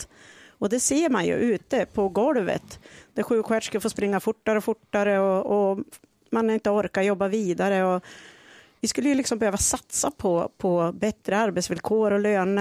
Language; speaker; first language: Swedish; native; Swedish